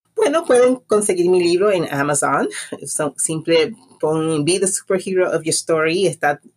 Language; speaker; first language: Spanish; native; Spanish